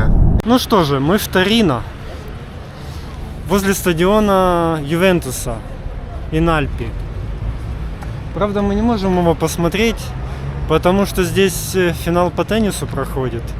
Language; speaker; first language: Russian; native; Russian